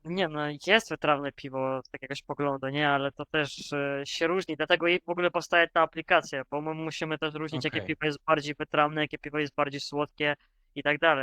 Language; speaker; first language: Polish; non-native, fluent; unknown